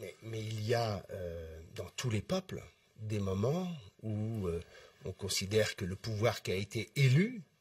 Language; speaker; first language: French; native; French